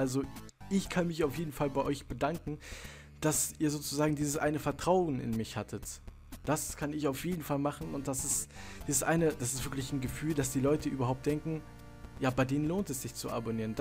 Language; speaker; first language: German; native; German